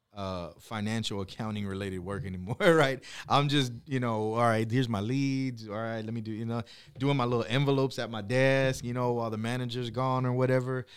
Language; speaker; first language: English; native; English